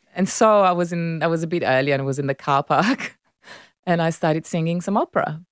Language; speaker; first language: English; non-native, fluent; Italian